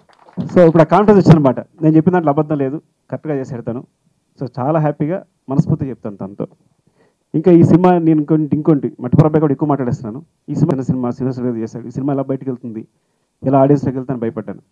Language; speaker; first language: Telugu; native; Telugu